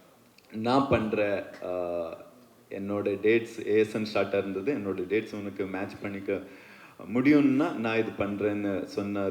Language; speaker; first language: Tamil; non-native, learner; Kannada